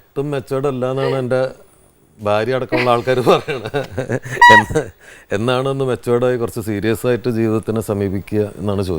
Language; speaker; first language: Malayalam; native; Malayalam